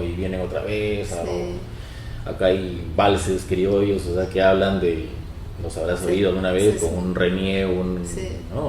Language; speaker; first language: Spanish; native; Spanish